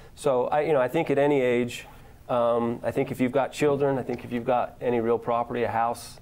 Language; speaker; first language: English; native; English